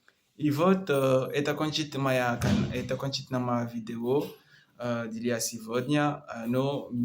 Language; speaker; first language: Russian; non-native, learner; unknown